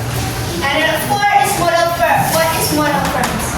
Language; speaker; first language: English; non-native, fluent; Indonesian